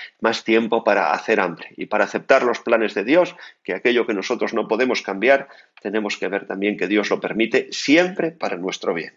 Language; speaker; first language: Spanish; native; Spanish